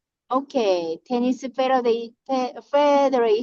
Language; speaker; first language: English; non-native, learner; Korean